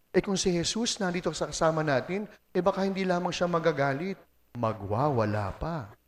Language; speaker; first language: Filipino; native; Filipino